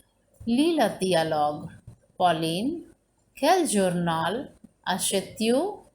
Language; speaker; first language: French; non-native, learner; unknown